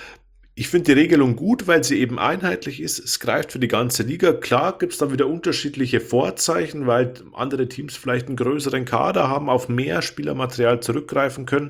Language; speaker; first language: German; native; German